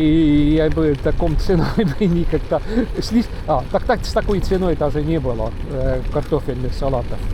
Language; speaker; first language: Russian; non-native, local second language; Estonian